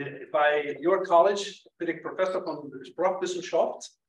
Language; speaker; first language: German; non-native, fluent; English